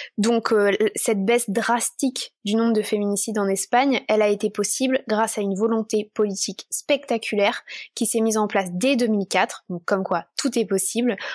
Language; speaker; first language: French; native; French